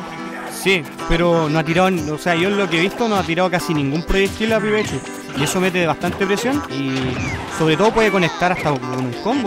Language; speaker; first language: Spanish; native; Spanish